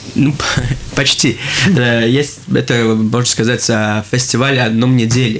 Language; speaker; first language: Russian; non-native, local second language; Latvian